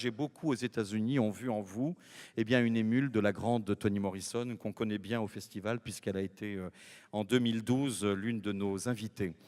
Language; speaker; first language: French; native; French